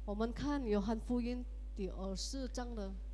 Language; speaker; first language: Chinese; early bilingual, heritage; Indonesian